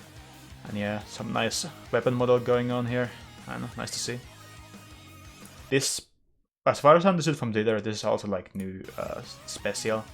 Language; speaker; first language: English; non-native, fluent; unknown